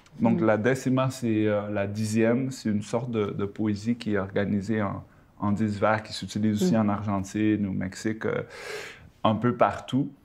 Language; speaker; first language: French; early bilingual, other home language; Spanish